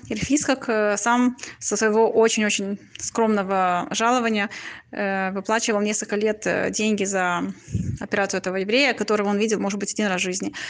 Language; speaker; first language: Russian; native; Russian